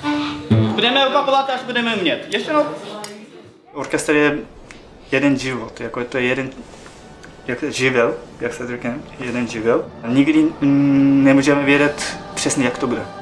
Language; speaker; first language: Czech; non-native, fluent; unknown